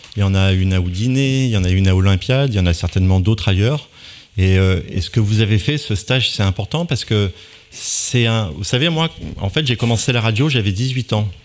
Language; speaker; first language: French; native; French